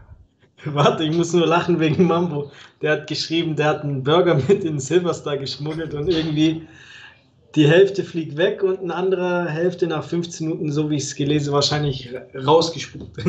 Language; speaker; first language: German; native; German